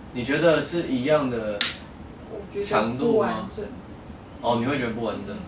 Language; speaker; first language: Chinese; native; Chinese